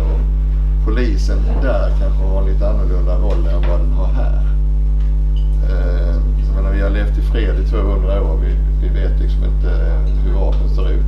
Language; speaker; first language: Swedish; native; Swedish